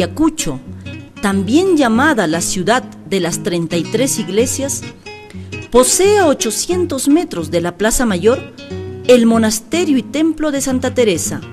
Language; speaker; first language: Spanish; native; Spanish